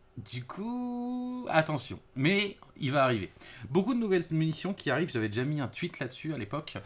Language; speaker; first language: French; native; French